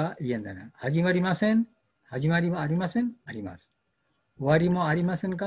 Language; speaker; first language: Japanese; non-native, learner; Bangla